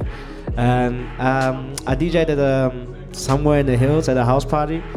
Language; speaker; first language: English; non-native, fluent; German